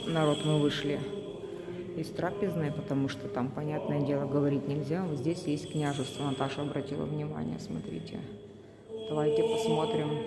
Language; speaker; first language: Russian; native; Russian